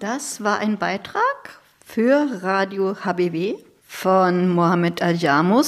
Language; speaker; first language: German; native; German